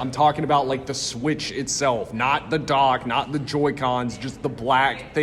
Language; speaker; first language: English; native; English